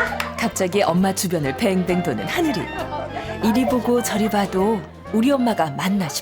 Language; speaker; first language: Korean; native; Korean